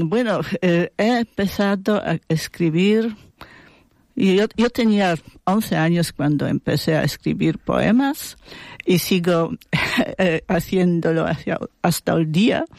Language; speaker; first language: Spanish; non-native, fluent; Polish